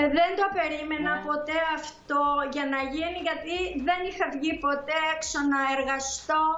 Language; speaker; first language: Greek; native; Greek